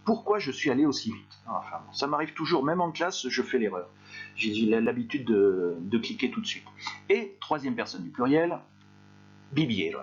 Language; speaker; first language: French; native; French